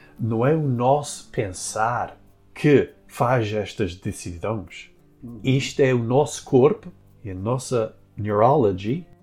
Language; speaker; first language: Portuguese; early bilingual, heritage; Portuguese